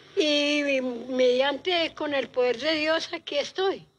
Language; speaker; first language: Spanish; native; Spanish